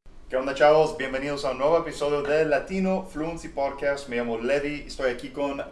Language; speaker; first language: Spanish; non-native, fluent; English